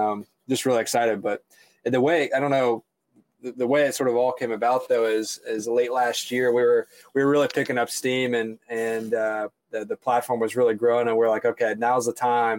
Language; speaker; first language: English; native; English